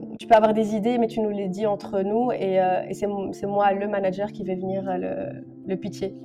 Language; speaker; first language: French; non-native, local second language; Arabic